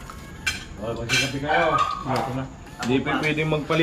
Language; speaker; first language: Filipino; native; Filipino